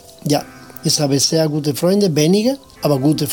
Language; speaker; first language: German; non-native, fluent; Spanish